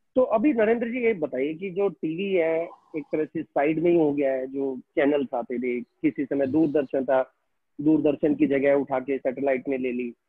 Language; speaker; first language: Hindi; native; Hindi